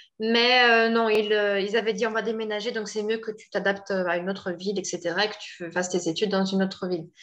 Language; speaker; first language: French; native; French